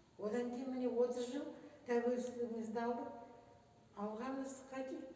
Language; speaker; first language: Kazakh; native; Kazakh